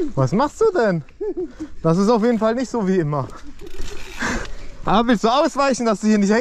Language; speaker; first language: German; native; German